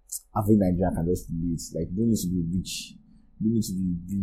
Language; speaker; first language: English; non-native, local second language; Yoruba